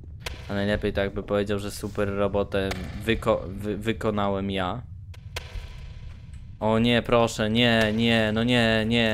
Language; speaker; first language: Polish; native; Polish